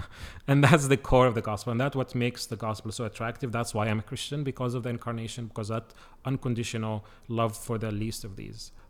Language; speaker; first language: English; non-native, fluent; Arabic